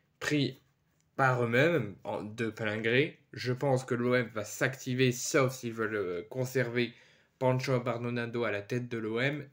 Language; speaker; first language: French; native; French